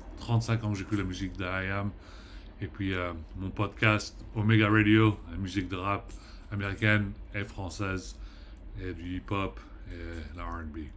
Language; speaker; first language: French; early bilingual, heritage; French